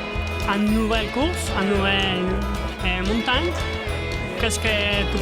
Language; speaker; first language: French; non-native, learner; Basque